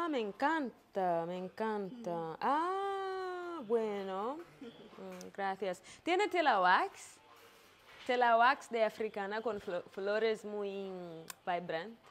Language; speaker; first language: Spanish; non-native, learner; Swahili